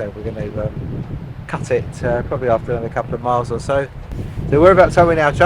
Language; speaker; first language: English; native; English